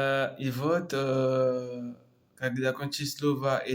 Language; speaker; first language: Russian; non-native, learner; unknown